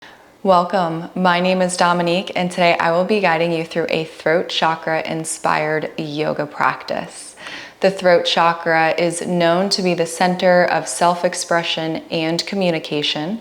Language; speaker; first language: English; native; English